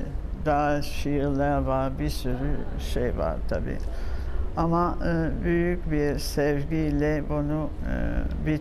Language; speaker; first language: Turkish; non-native, fluent; French